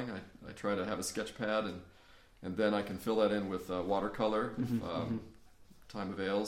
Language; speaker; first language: English; native; English